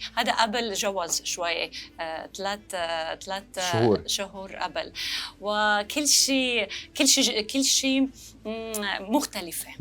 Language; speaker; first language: Arabic; non-native, learner; Russian